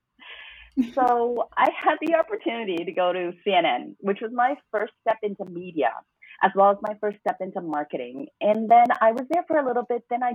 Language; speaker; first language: English; non-native, local second language; Cantonese